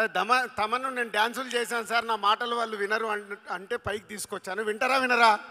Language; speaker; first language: Telugu; native; Telugu